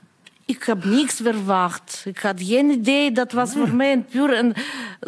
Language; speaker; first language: Dutch; non-native, fluent; Russian